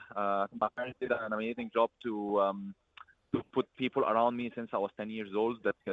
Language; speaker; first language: English; early bilingual, other home language; Arabic